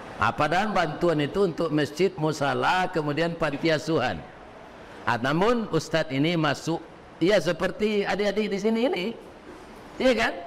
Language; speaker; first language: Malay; non-native, local second language; Minangkabau